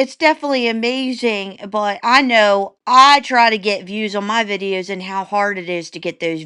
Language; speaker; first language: English; native; English